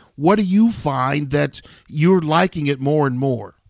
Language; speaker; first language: English; native; English